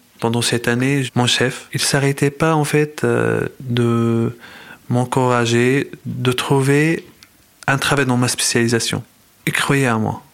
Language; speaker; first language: French; non-native, fluent; Arabic